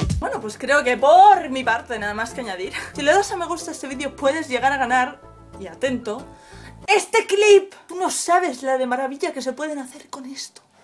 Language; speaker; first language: Spanish; early bilingual, other home language; French